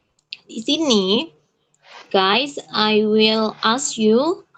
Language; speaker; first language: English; non-native, fluent; Indonesian